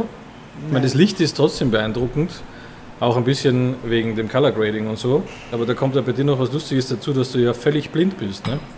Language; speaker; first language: German; native; German